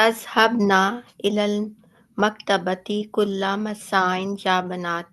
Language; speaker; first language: Arabic; non-native, learner; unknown